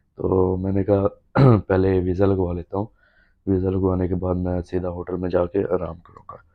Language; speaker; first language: Urdu; non-native, local second language; Punjabi